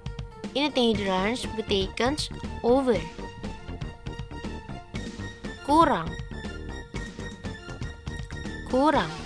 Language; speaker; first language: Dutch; non-native, learner; Indonesian